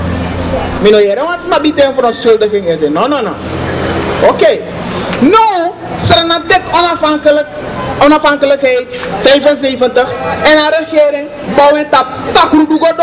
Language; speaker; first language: Dutch; non-native, local second language; Sranan Tongo